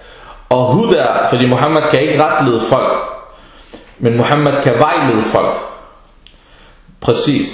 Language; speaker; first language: Danish; early bilingual, other home language; Arabic